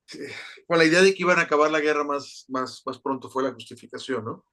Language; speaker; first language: Spanish; native; Spanish